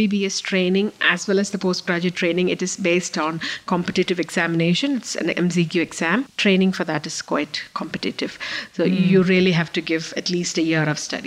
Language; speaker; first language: English; non-native, local second language; Malayalam